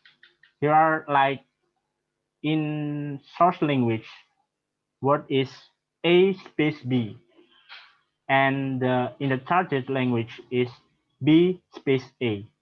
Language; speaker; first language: English; non-native, learner; Indonesian